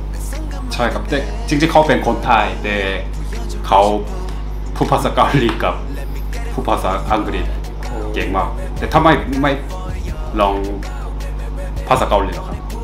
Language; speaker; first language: Thai; non-native, fluent; Korean